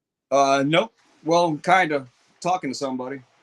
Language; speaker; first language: English; native; English